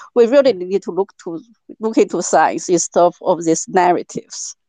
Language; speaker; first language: English; non-native, fluent; Chinese